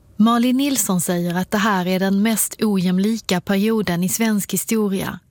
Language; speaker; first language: Swedish; native; Swedish